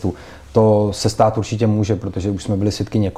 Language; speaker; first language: Czech; native; Czech